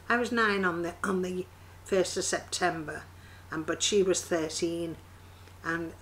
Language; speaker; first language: English; native; English